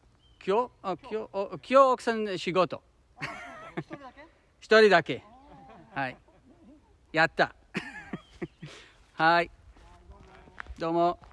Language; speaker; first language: Japanese; non-native, learner; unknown